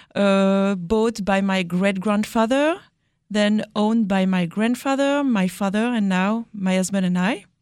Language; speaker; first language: English; non-native, fluent; French